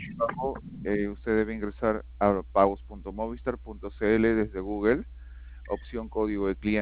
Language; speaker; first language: Spanish; native; Spanish